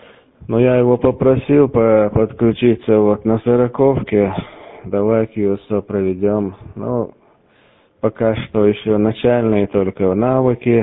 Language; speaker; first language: Russian; native; Russian